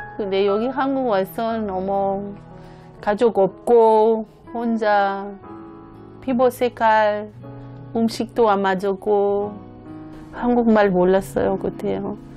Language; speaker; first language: Korean; non-native, learner; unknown